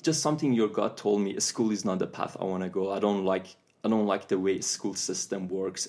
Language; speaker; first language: English; non-native, fluent; Persian